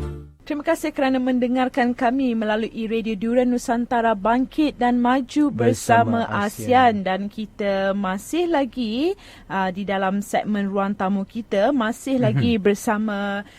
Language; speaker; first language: Malay; native; Malay